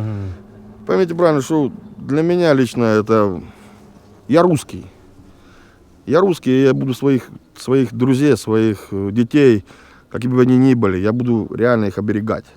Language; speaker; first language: Russian; native; Russian